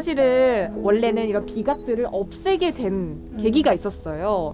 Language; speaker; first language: Korean; native; Korean